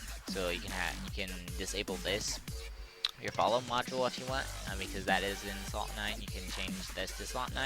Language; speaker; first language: English; native; English